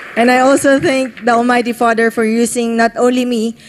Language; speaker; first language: English; non-native, local second language; Filipino